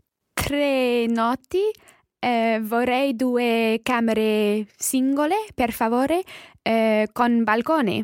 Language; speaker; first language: Italian; non-native, learner; English